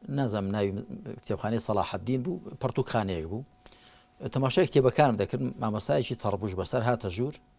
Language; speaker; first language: Central Kurdish; native; Central Kurdish